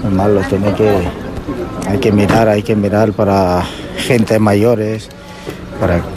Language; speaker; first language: Spanish; non-native, learner; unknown